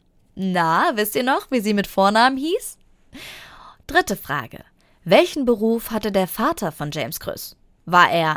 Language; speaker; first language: German; native; German